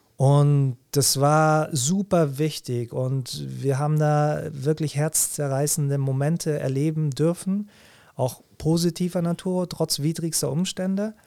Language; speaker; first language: German; early bilingual, other home language; Arabic